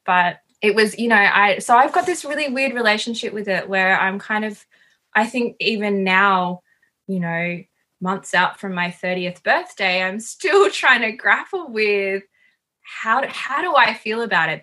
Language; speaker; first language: English; native; English